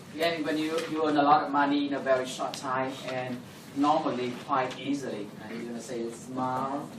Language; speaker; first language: English; non-native, fluent; Vietnamese